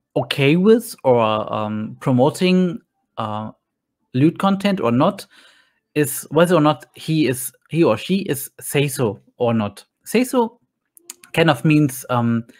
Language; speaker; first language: English; non-native, fluent; German